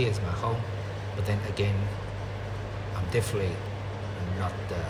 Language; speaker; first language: English; non-native, learner; Chinese